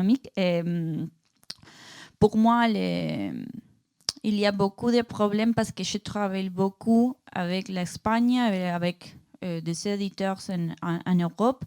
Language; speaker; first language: French; non-native, learner; Spanish